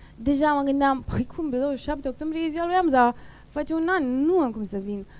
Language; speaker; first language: Romanian; non-native, local second language; Turkish